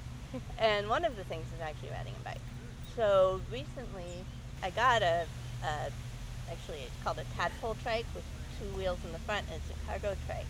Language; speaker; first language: English; native; English